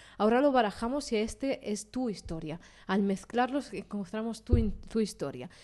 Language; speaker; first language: Spanish; non-native, fluent; Italian